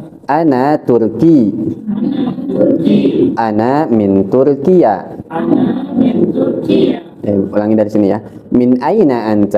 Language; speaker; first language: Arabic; non-native, fluent; Indonesian